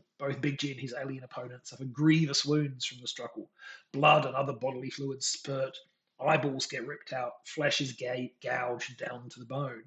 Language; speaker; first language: English; native; English